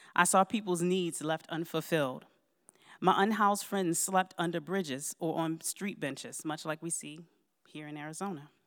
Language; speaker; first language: English; native; English